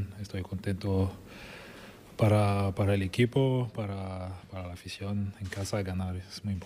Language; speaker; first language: Spanish; non-native, fluent; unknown